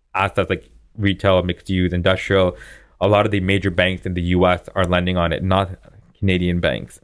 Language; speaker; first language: English; native; English